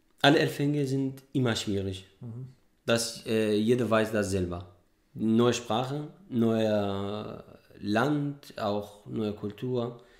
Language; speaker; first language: German; non-native, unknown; Arabic